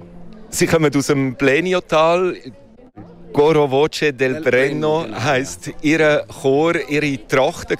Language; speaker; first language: German; native; German